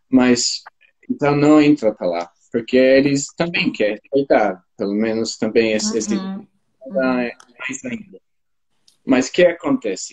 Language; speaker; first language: Portuguese; non-native, fluent; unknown